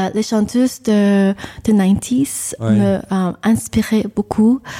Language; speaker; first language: French; non-native, learner; English